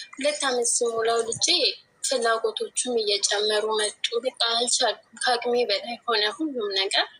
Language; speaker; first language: Amharic; native; Amharic